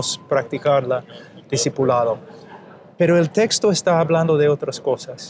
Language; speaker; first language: Spanish; non-native, fluent; English